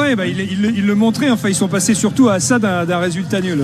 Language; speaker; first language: French; native; French